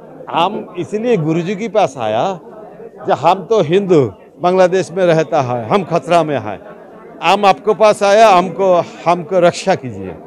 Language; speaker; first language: Hindi; non-native, learner; Bangla